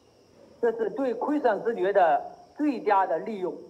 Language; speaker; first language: Chinese; native; Chinese